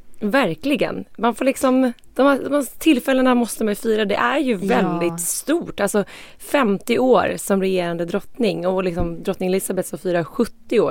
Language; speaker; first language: Swedish; native; Swedish